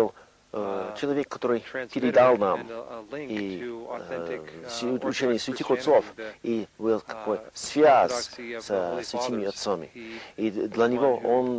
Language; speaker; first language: Russian; non-native, learner; English